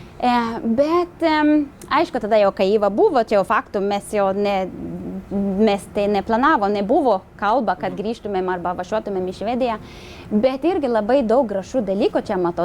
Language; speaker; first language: Lithuanian; non-native, fluent; Swedish